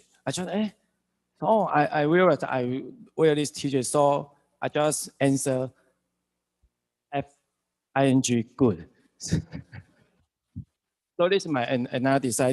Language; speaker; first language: English; non-native, learner; Chinese